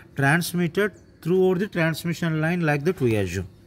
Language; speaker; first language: English; non-native, local second language; Telugu